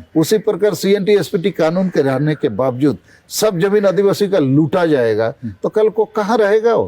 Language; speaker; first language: Hindi; non-native, local second language; Santali